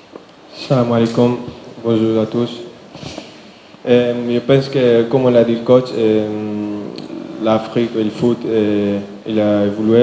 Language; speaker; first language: French; non-native, fluent; Spanish